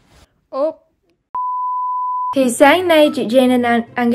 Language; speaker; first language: Vietnamese; early bilingual, heritage; Vietnamese